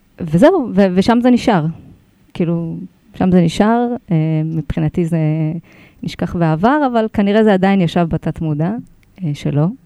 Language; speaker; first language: Hebrew; early bilingual, other home language; Russian